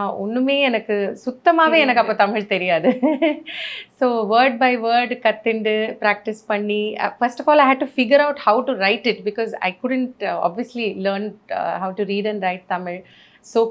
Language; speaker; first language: Tamil; non-native, fluent; Malayalam